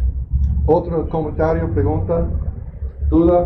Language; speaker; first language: Spanish; non-native, fluent; English